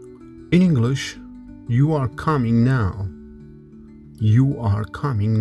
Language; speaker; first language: English; non-native, fluent; Kurdish